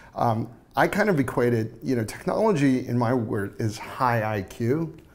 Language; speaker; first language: English; native; English